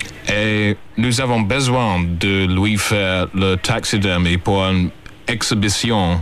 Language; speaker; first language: French; non-native, learner; English